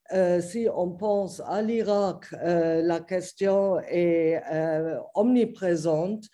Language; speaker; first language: French; non-native, fluent; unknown